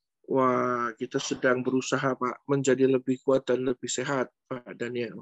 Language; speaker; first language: Indonesian; native; Indonesian